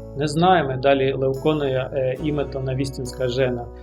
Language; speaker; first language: Macedonian; non-native, learner; Russian